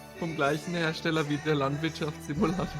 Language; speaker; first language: German; native; German